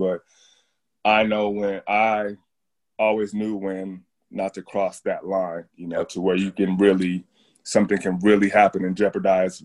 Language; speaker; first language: English; native; English